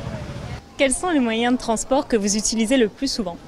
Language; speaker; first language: French; native; French